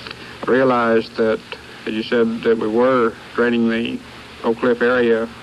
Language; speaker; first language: English; native; English